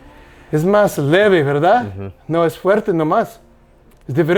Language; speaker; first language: Spanish; non-native, learner; English